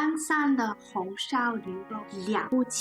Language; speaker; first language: Chinese; non-native, learner; English